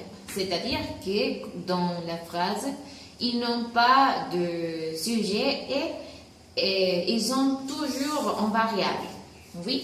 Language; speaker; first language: French; non-native, learner; Spanish